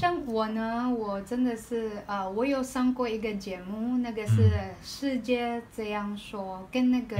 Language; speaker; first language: Chinese; non-native, learner; Filipino